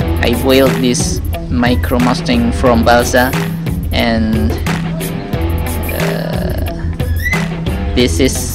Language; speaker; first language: English; non-native, learner; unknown